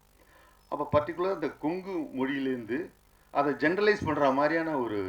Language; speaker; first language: Tamil; native; Tamil